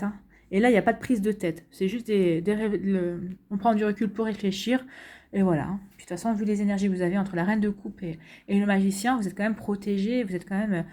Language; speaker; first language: French; native; French